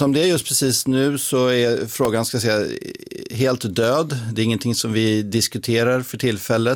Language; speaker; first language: Swedish; native; Swedish